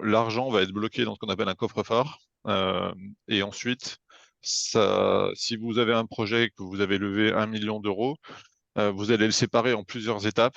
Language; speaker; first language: French; native; French